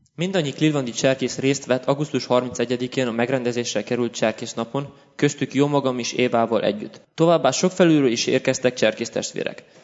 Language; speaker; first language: Hungarian; early bilingual, heritage; Hungarian